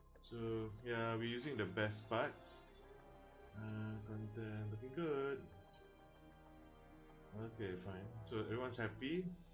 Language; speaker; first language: English; non-native, local second language; Malay